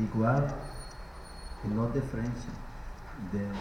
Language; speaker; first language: Portuguese; non-native, learner; English